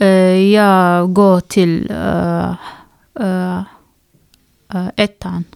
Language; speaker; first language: Swedish; non-native, learner; Arabic